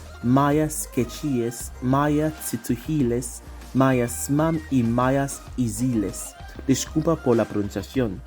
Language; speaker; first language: Spanish; non-native, fluent; English